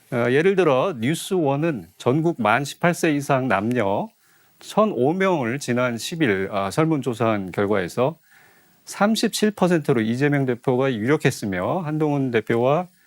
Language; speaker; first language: Korean; native; Korean